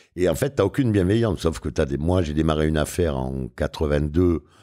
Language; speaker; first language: French; native; French